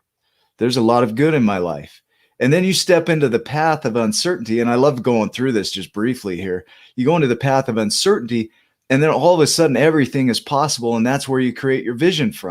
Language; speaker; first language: English; native; English